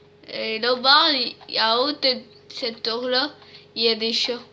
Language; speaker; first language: French; native; French